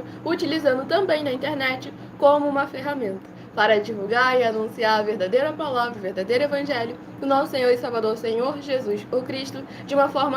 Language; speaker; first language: Portuguese; native; Portuguese